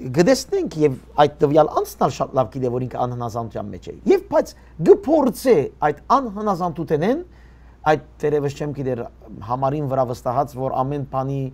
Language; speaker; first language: Armenian; early bilingual, heritage; Armenian